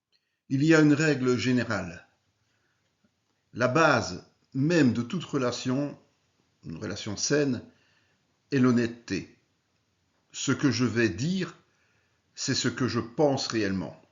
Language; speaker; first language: French; native; French